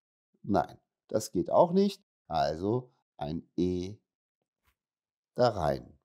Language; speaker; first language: German; non-native, fluent; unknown